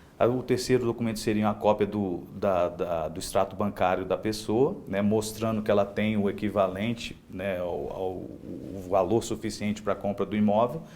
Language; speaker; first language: Portuguese; native; Portuguese